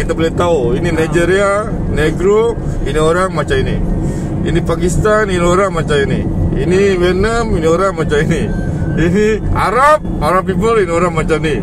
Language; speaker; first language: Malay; non-native, local second language; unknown